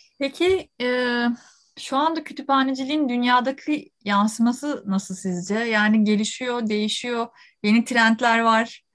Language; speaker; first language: Turkish; native; Turkish